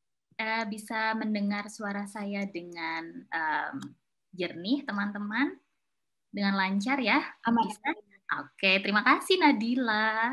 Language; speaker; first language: Indonesian; native; Indonesian